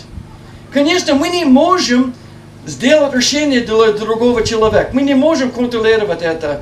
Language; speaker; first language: Russian; non-native, learner; English